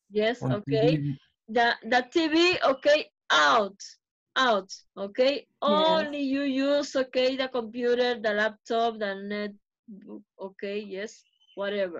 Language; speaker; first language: English; non-native, fluent; Spanish